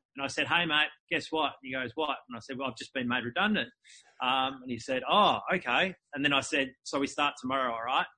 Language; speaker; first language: English; native; English